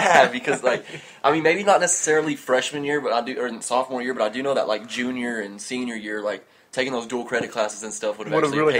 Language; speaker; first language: English; native; English